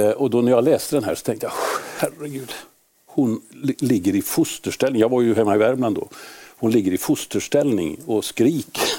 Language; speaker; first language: Swedish; native; Swedish